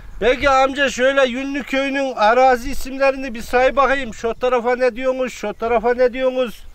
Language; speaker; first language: Turkish; native; Turkish